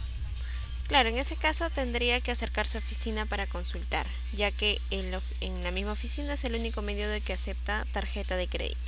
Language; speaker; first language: Spanish; native; Spanish